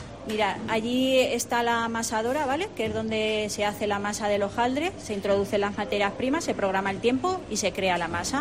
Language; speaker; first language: Spanish; native; Spanish